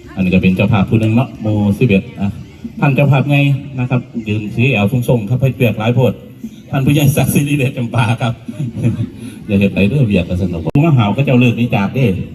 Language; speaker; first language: Thai; native; Thai